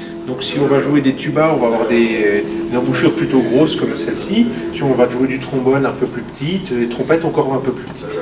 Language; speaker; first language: French; native; French